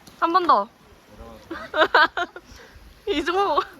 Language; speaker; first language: Korean; native; Korean